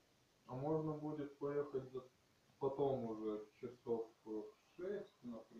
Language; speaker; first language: Russian; native; Russian